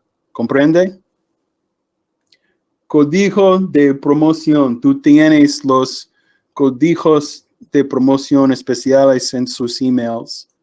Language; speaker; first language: Spanish; non-native, learner; English